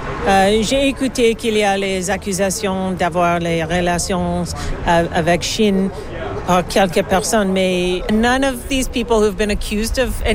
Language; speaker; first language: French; non-native, learner; English